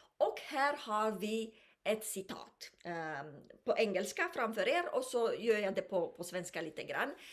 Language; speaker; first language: Swedish; non-native, fluent; Romanian